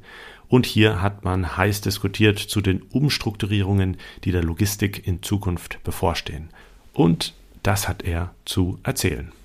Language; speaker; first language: German; native; German